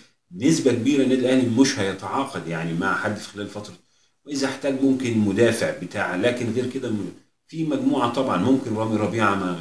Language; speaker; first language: Arabic; native; Arabic